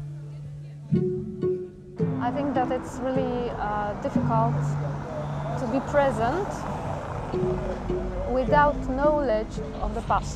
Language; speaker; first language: English; non-native, fluent; Polish